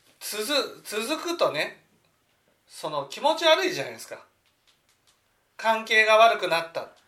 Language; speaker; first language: Japanese; native; Japanese